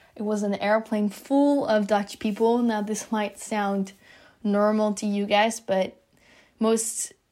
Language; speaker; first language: English; non-native, fluent; Dutch